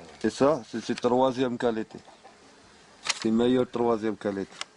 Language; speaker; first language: French; non-native, learner; Arabic